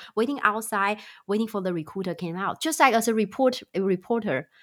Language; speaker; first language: English; non-native, fluent; Chinese